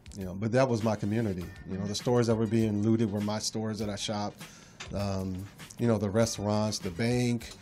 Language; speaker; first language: English; native; English